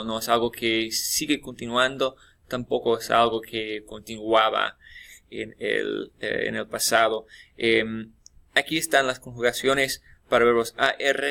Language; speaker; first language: Spanish; non-native, fluent; English